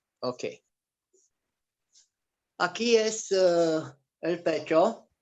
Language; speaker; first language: Spanish; non-native, fluent; Romanian